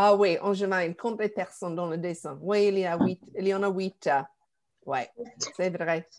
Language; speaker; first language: French; non-native, fluent; English